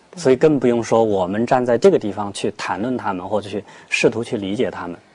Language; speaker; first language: Chinese; native; Chinese